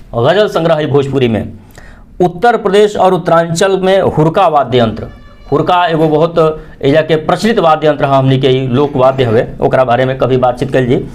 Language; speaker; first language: Bhojpuri; native; Bhojpuri